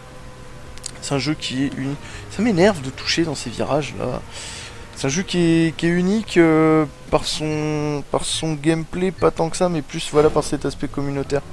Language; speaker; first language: French; native; French